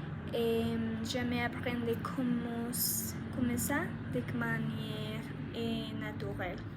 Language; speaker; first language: French; non-native, learner; Spanish